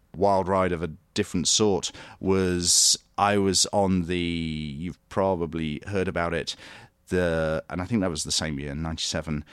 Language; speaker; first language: English; native; English